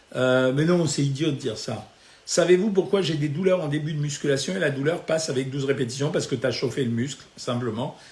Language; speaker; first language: French; native; French